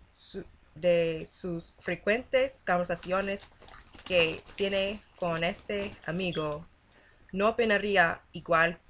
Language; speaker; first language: Spanish; non-native, learner; English